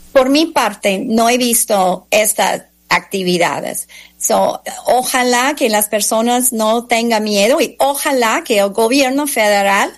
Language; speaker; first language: Spanish; non-native, fluent; English